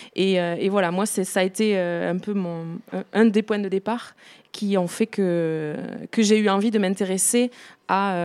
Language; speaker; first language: French; native; French